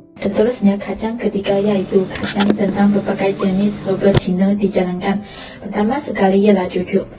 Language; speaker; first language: Malay; non-native, local second language; Chinese